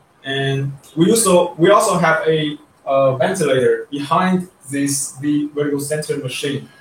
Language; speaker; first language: English; non-native, learner; Chinese